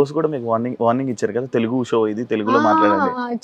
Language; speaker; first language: Telugu; native; Telugu